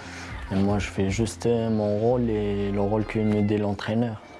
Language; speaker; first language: French; non-native, local second language; Kabyle